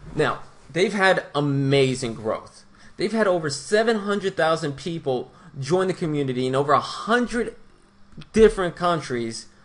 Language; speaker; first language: English; non-native, fluent; Portuguese